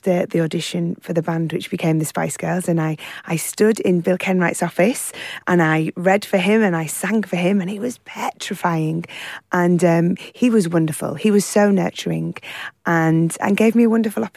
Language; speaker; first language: English; native; English